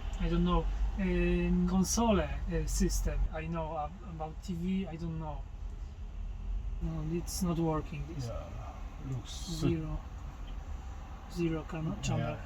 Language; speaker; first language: English; non-native, learner; Polish